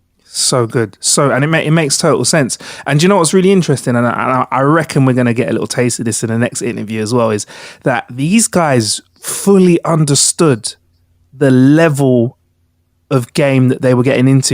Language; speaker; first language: English; native; English